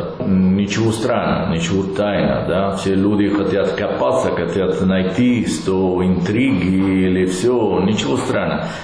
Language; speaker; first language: Russian; non-native, learner; Italian